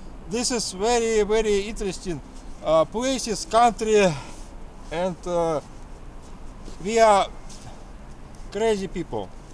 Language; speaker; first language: English; non-native, learner; Russian